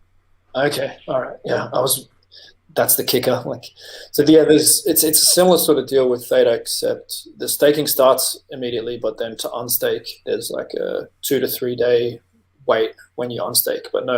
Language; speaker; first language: English; native; English